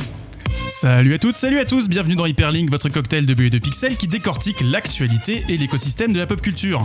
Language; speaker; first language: French; native; French